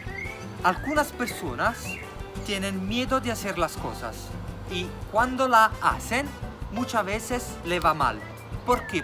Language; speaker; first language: Spanish; non-native, fluent; Italian